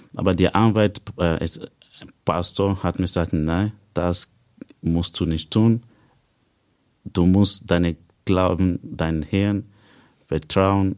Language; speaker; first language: German; non-native, learner; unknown